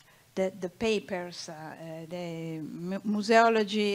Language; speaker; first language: English; non-native, learner; Italian